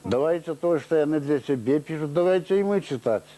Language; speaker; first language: Russian; non-native, local second language; Belarusian